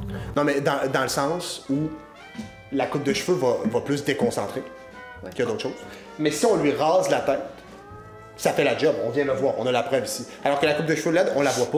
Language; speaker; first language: French; native; French